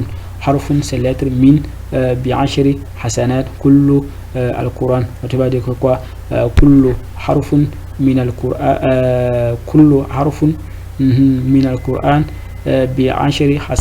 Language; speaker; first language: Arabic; non-native, fluent; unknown